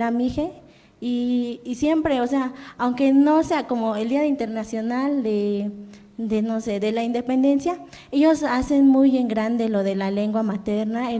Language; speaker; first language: Spanish; non-native, local second language; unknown